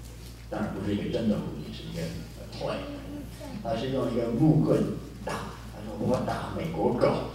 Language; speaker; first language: Chinese; non-native, fluent; English